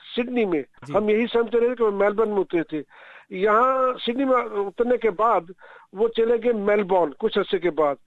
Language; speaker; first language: Urdu; non-native, local second language; Punjabi